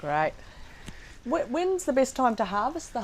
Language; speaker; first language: English; native; English